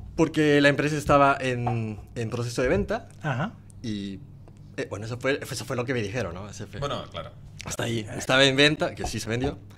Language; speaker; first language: Spanish; native; Spanish